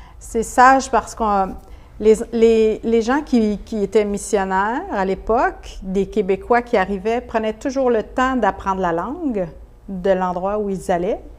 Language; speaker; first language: French; native; French